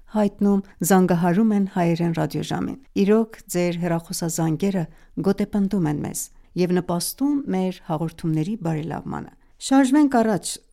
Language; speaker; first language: Armenian; native; Armenian